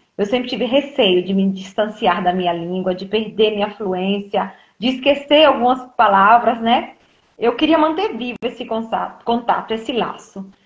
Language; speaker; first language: Portuguese; native; Portuguese